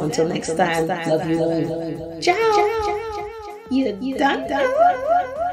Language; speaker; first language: English; native; English